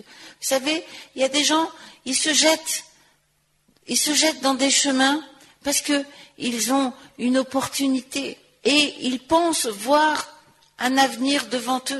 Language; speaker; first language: French; native; French